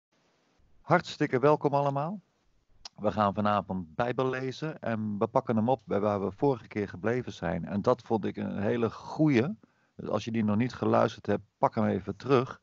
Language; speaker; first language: Dutch; native; Dutch